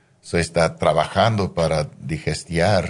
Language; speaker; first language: Spanish; non-native, fluent; English